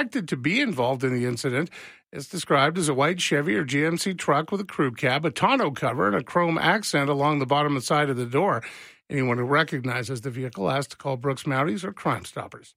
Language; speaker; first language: English; native; English